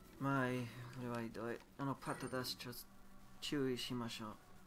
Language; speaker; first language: Japanese; non-native, learner; English